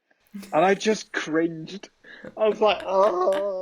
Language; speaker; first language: English; native; English